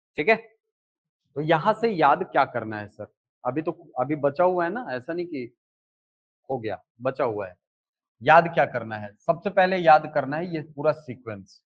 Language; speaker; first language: Hindi; native; Hindi